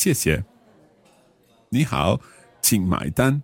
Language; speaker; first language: Chinese; non-native, learner; English